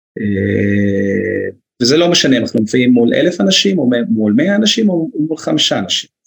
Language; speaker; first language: Hebrew; non-native, local second language; Arabic